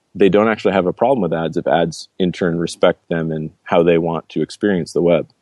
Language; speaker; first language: English; native; English